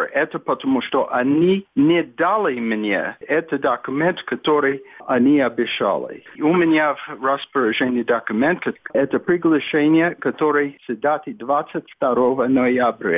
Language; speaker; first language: Russian; non-native, fluent; English